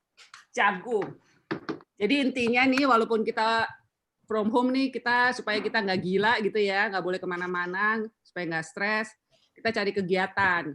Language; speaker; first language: Indonesian; native; Indonesian